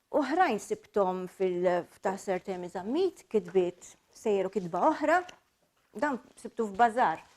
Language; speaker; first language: Maltese; native; Maltese